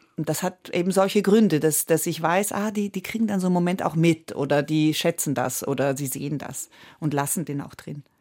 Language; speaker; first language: German; early bilingual, other home language; Italian